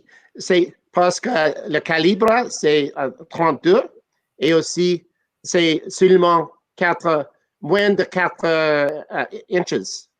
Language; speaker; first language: French; non-native, local second language; English